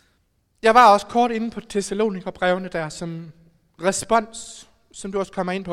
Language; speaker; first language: Danish; native; Danish